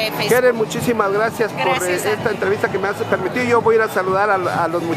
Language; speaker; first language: Spanish; native; Spanish